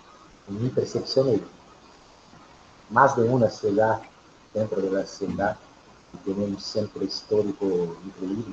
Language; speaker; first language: Spanish; non-native, learner; Portuguese